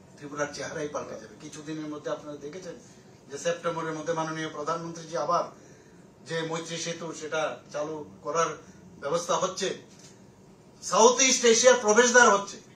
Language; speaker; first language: Bangla; native; Bangla